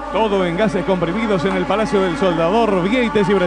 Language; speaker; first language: Spanish; native; Spanish